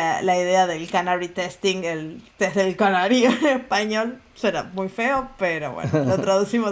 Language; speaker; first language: Spanish; native; Spanish